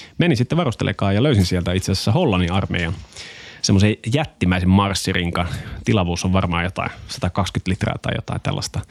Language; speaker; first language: Finnish; native; Finnish